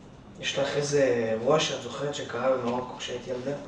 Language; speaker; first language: Hebrew; native; Hebrew